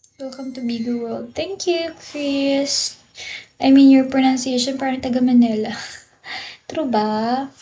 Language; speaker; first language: Filipino; non-native, local second language; Cebuano